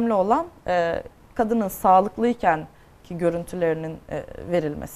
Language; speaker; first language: Turkish; native; Turkish